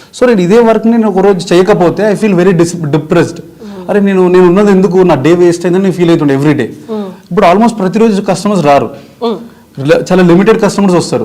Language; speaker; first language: Telugu; native; Telugu